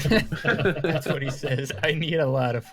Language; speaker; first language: English; native; English